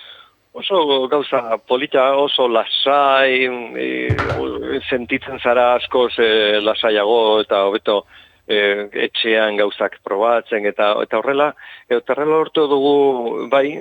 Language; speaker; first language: Basque; non-native, local second language; Spanish